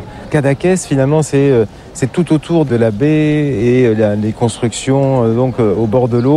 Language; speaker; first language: French; native; French